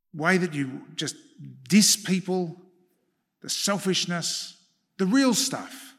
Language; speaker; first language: English; early bilingual, other home language; Hungarian